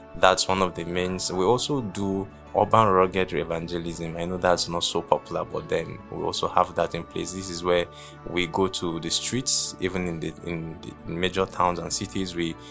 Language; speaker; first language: English; non-native, local second language; Igbo